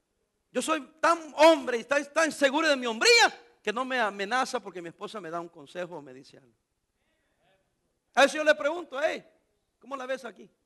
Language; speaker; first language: Spanish; native; Spanish